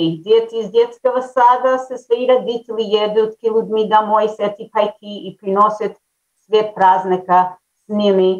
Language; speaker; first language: Russian; early bilingual, heritage; Russian